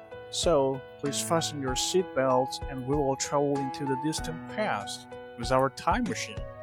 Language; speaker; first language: English; non-native, fluent; Chinese